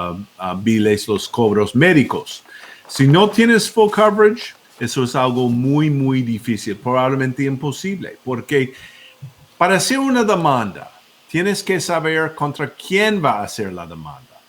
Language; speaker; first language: Spanish; non-native, fluent; English